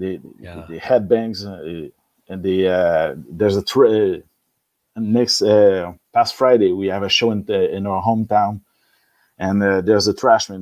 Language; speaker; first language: English; non-native, learner; French